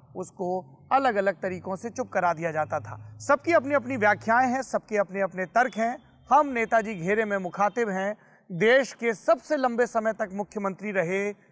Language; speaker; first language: Hindi; native; Hindi